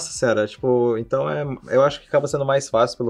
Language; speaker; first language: Portuguese; native; Portuguese